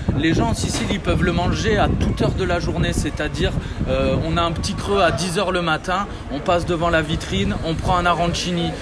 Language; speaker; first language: French; early bilingual, other home language; Italian